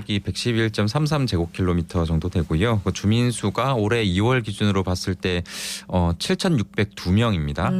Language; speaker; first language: Korean; native; Korean